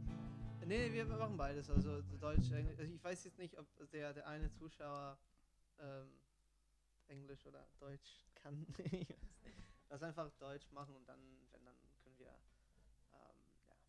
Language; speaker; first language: German; non-native, fluent; Italian